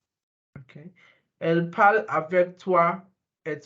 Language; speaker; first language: French; non-native, learner; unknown